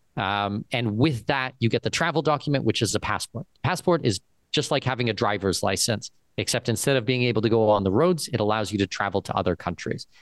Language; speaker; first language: English; native; English